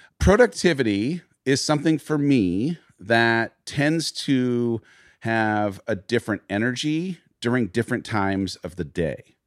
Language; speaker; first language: English; native; English